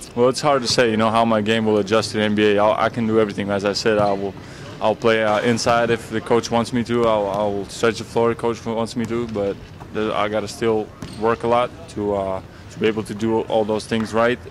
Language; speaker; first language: English; non-native, fluent; Latvian